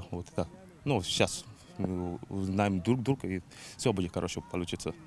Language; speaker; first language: Russian; non-native, learner; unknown